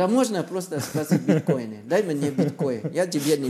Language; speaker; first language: Russian; non-native, learner; Thai